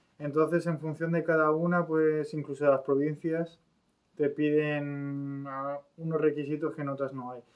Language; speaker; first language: Spanish; early bilingual, other home language; French